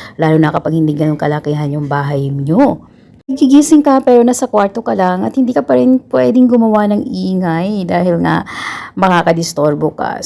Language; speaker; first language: Filipino; native; Filipino